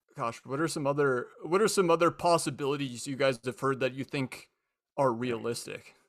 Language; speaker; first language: English; native; English